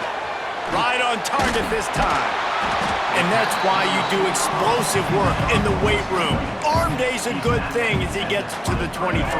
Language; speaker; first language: English; native; English